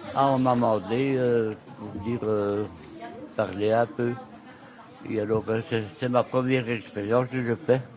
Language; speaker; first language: French; native; French